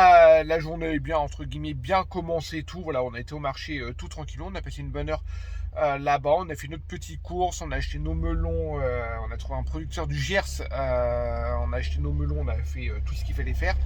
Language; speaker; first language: French; native; French